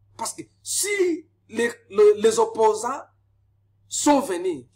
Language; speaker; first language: French; non-native, local second language; Lingala